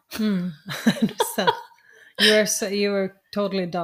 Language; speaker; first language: English; non-native, fluent; Norwegian